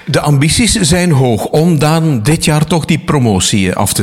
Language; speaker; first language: Dutch; native; Dutch